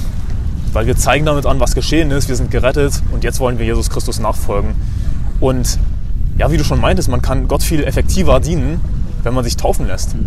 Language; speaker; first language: German; native; German